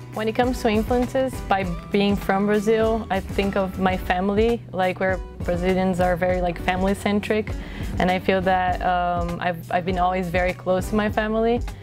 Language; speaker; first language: English; non-native, fluent; Portuguese